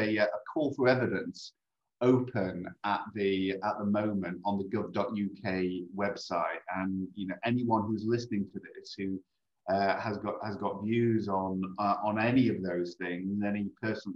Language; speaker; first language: English; native; English